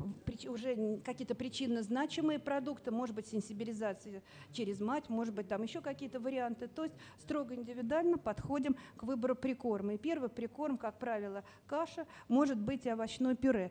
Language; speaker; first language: Russian; native; Russian